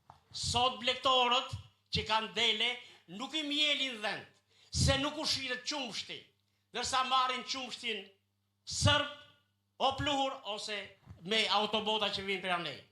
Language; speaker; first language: Albanian; native; Albanian